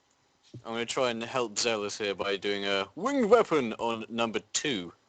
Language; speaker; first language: English; native; English